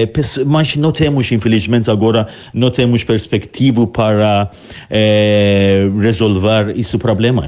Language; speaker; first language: Portuguese; non-native, learner; Persian